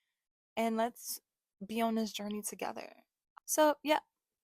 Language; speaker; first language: English; native; English